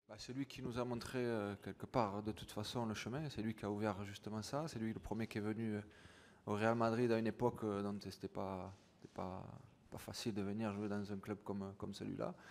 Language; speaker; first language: French; native; French